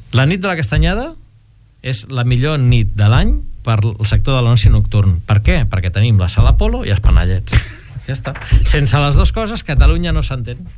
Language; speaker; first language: Catalan; native; Catalan